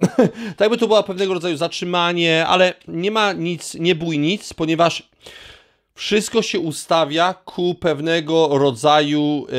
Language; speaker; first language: Polish; native; Polish